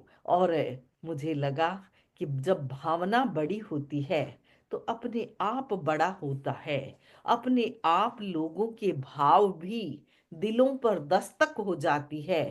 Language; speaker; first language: Hindi; native; Hindi